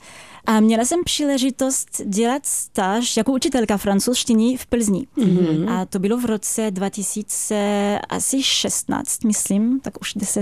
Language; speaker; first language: Czech; non-native, fluent; French